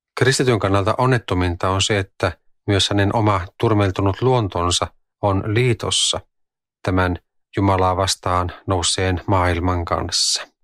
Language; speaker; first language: Finnish; native; Finnish